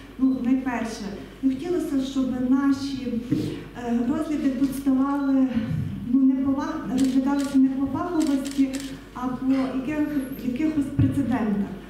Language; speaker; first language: Ukrainian; native; Ukrainian